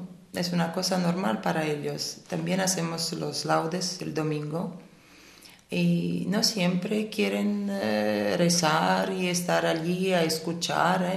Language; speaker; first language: Spanish; non-native, fluent; Armenian